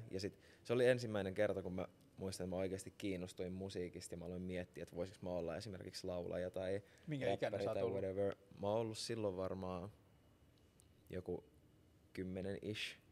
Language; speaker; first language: Finnish; native; Finnish